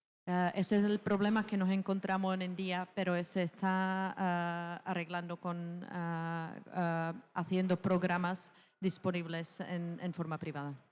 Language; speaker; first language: Spanish; non-native, fluent; Czech